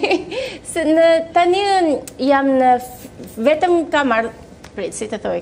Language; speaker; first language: Albanian; early bilingual, heritage; Albanian